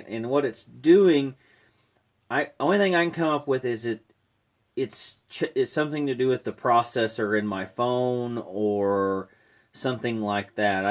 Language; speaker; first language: English; native; English